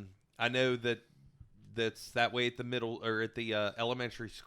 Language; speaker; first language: English; native; English